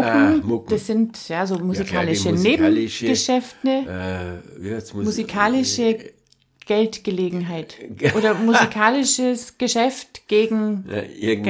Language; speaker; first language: German; native; German